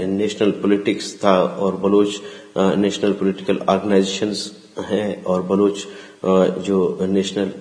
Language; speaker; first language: Urdu; non-native, local second language; Baluchi